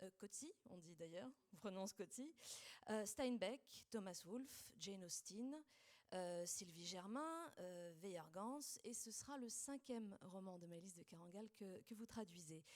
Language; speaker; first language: French; native; French